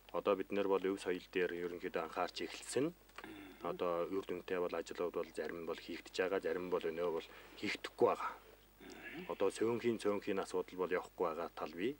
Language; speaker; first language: Mongolian; non-native, local second language; Tuvinian